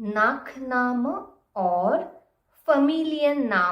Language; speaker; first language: German; non-native, fluent; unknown